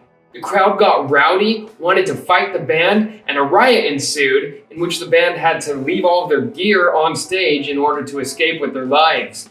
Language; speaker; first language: English; native; English